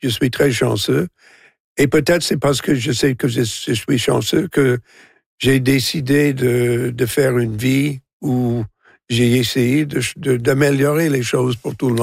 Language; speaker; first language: French; non-native, local second language; English